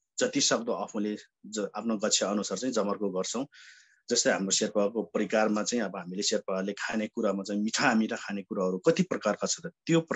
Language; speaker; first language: Nepali; non-native, local second language; Sherpa